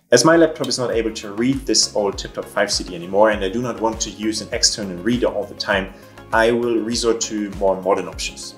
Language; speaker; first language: English; non-native, fluent; German